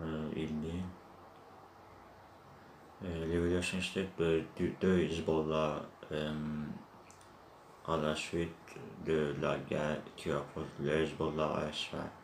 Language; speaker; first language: French; non-native, learner; Turkish